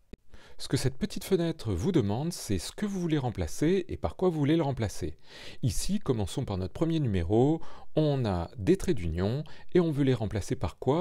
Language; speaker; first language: French; native; French